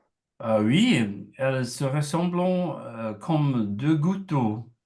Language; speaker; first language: French; non-native, learner; English